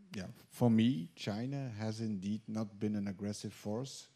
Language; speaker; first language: English; non-native, fluent; Dutch